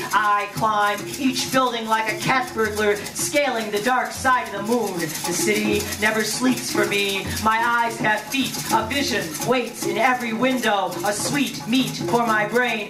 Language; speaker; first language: English; early bilingual, other home language; Spanish